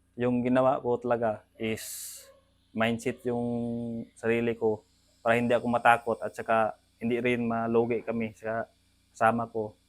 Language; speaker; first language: Filipino; non-native, local second language; Cebuano